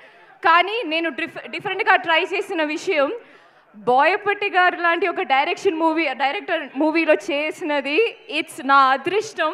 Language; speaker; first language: Telugu; non-native, fluent; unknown